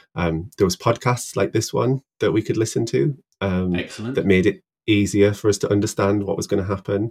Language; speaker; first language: English; native; English